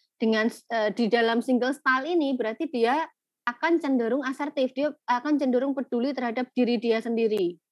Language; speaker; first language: Indonesian; native; Indonesian